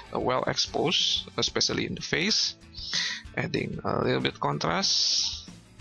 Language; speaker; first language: English; non-native, learner; Indonesian